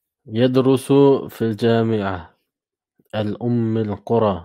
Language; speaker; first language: Arabic; non-native, learner; German